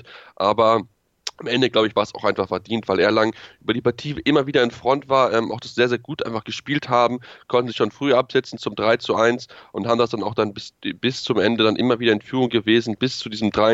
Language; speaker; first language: German; native; German